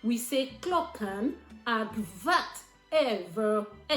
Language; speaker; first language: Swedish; non-native, learner; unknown